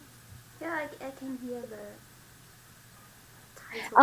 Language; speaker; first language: English; non-native, learner; Vietnamese